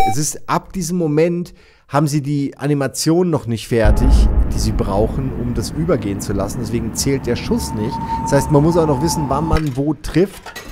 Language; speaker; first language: German; native; German